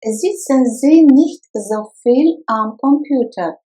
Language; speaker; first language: German; non-native, fluent; Russian